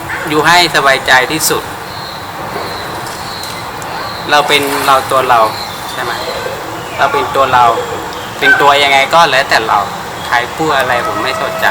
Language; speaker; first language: Thai; non-native, fluent; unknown